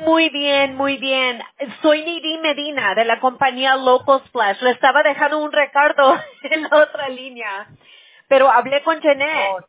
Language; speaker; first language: Spanish; early bilingual, heritage; Spanish